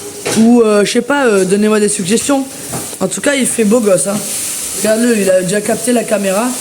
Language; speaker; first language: French; native; French